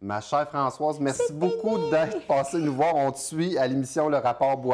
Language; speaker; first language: French; native; French